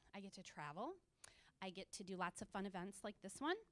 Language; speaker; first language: English; native; English